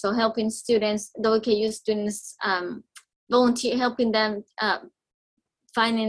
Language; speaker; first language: English; non-native, fluent; Spanish